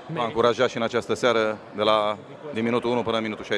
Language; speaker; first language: Romanian; native; Romanian